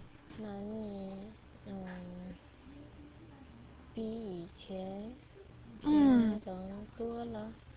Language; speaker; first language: Chinese; non-native, learner; Korean